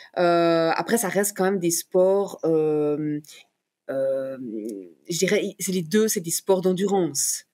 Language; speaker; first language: French; native; French